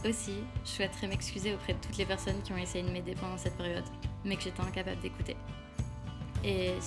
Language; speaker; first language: French; native; French